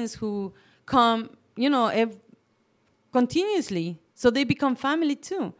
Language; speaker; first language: English; non-native, fluent; Spanish